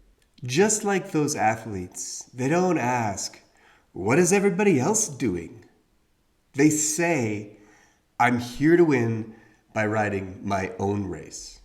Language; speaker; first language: English; native; English